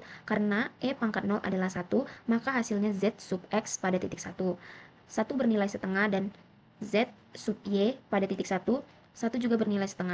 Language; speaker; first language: Indonesian; native; Indonesian